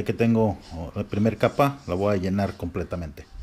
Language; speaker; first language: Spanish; early bilingual, heritage; Spanish